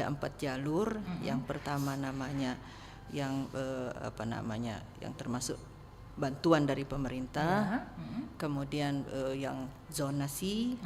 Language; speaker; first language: Indonesian; native; Indonesian